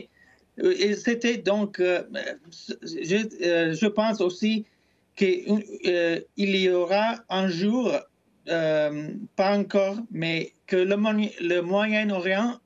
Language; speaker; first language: French; non-native, fluent; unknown